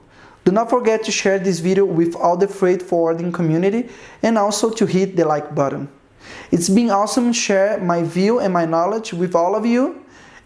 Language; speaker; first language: English; non-native, fluent; Portuguese